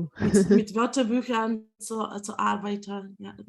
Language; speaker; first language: German; non-native, fluent; Ukrainian